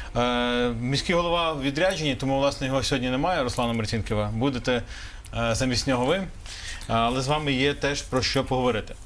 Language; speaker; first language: Ukrainian; native; Ukrainian